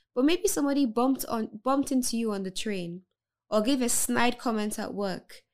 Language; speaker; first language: English; non-native, local second language; Yoruba